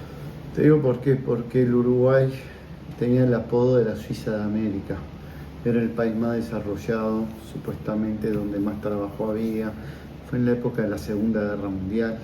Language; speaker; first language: Spanish; native; Spanish